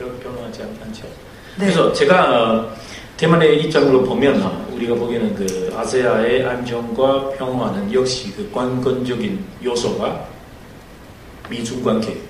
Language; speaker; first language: Korean; non-native, fluent; Chinese